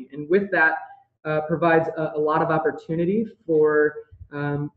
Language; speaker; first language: English; native; English